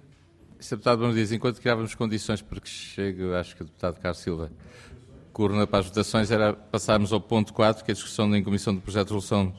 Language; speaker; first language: Portuguese; native; Portuguese